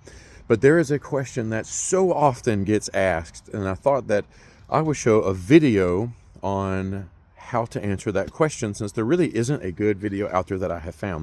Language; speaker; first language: English; native; English